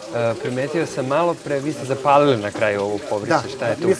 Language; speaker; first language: Bosnian; native; Bosnian